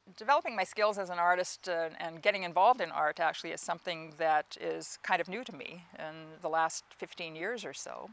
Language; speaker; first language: English; native; English